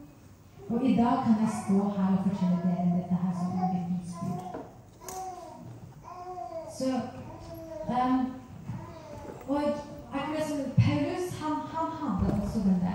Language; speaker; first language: Norwegian; non-native, fluent; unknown